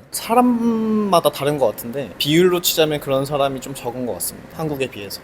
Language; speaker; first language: Korean; native; Korean